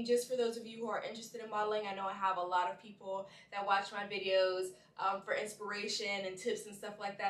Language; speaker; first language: English; native; English